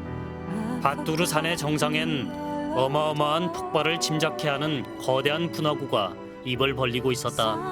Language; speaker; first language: Korean; native; Korean